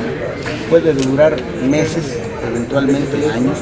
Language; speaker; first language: Spanish; native; Spanish